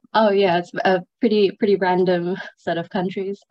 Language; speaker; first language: English; non-native, fluent; Sinhala